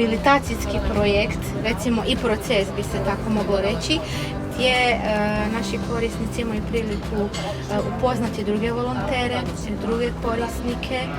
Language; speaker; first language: Croatian; native; Croatian